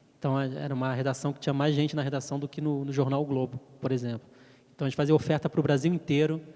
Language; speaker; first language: Portuguese; early bilingual, heritage; French